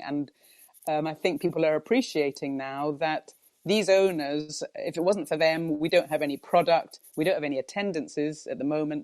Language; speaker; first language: English; native; English